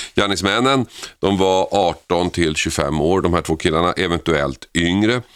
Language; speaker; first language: Swedish; native; Swedish